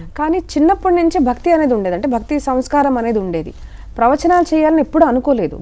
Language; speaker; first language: Telugu; non-native, local second language; Marathi